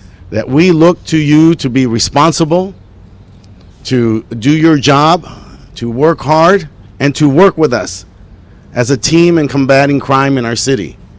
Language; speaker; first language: English; early bilingual, other home language; Spanish